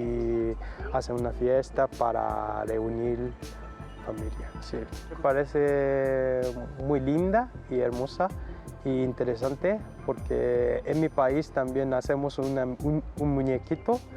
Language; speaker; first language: Spanish; non-native, learner; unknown